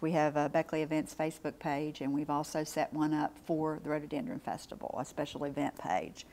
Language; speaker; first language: English; native; English